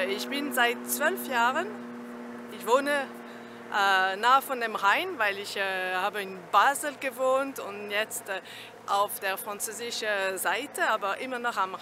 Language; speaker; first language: German; non-native, fluent; French